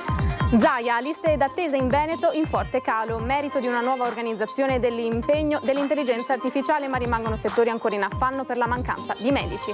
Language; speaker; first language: Italian; native; Italian